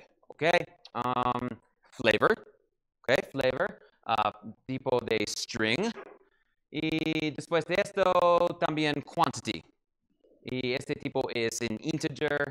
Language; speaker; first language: Spanish; non-native, learner; English